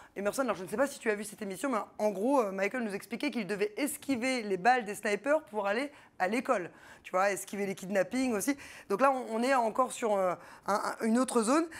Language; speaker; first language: French; native; French